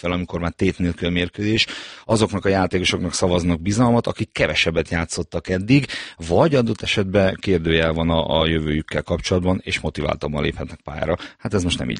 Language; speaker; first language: Hungarian; native; Hungarian